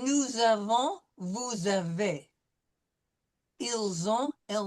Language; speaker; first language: French; non-native, fluent; English